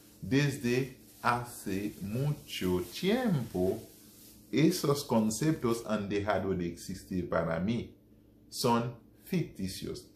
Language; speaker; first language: Spanish; non-native, fluent; Haitian Creole